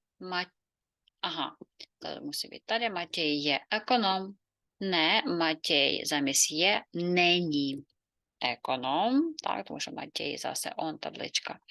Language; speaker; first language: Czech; non-native, fluent; Ukrainian